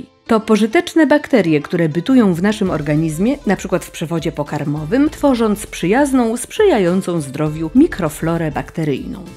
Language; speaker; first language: Polish; native; Polish